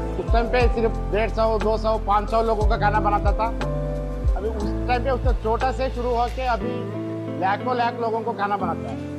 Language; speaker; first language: Hindi; non-native, local second language; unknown